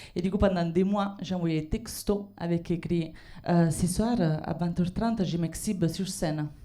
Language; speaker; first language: French; non-native, fluent; Italian